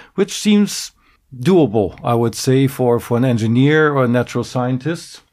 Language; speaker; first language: English; non-native, fluent; German